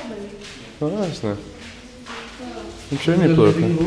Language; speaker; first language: Russian; non-native, fluent; English